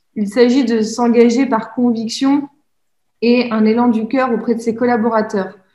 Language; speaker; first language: French; native; French